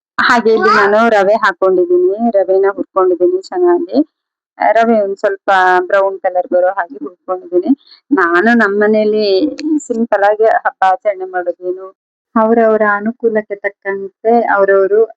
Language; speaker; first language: Kannada; non-native, local second language; Tulu